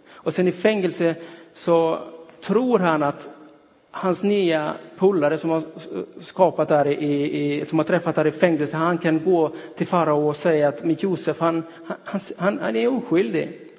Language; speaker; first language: Swedish; non-native, fluent; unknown